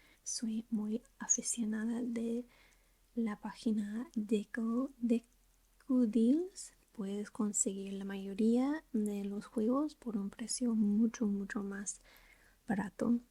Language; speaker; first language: Spanish; non-native, learner; English